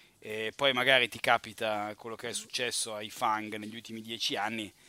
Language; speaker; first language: Italian; native; Italian